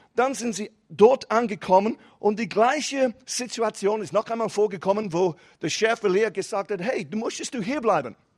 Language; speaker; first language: German; non-native, fluent; English